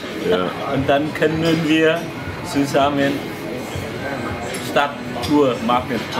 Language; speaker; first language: German; non-native, learner; Khmer